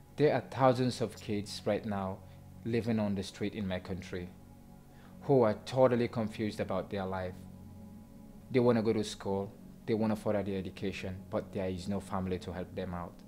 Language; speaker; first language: English; non-native, local second language; Krio